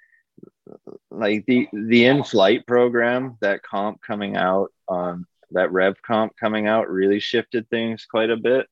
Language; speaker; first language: English; native; English